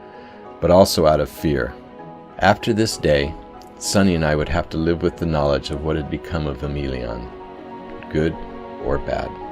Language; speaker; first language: English; native; English